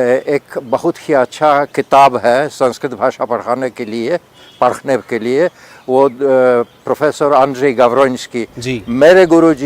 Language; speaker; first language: Hindi; non-native, fluent; Polish